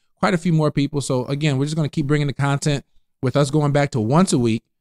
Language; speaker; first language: English; native; English